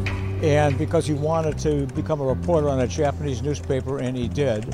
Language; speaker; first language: English; native; English